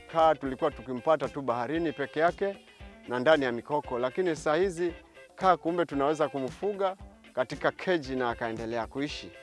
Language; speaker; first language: Swahili; native; Swahili